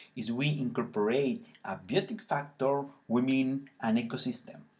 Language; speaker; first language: English; non-native, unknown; Spanish